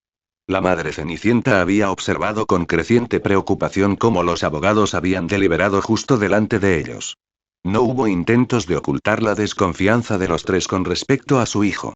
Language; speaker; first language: Spanish; native; Spanish